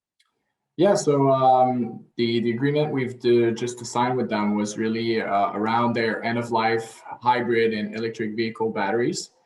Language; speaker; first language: English; non-native, local second language; French